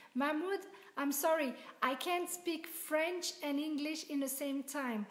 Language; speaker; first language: English; non-native, learner; French